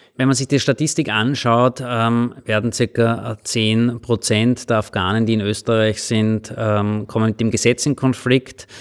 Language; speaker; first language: German; native; German